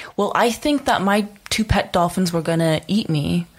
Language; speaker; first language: English; non-native, fluent; Czech